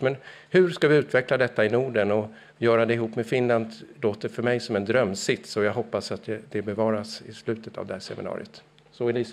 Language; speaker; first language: Swedish; native; Swedish